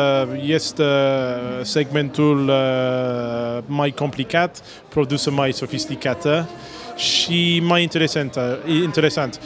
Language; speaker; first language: Romanian; non-native, learner; English